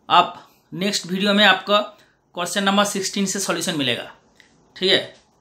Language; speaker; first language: Hindi; non-native, local second language; Bangla